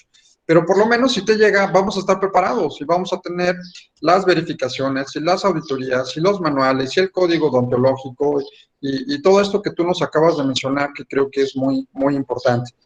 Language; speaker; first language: Spanish; native; Spanish